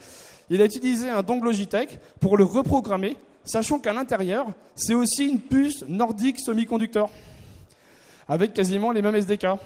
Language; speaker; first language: French; native; French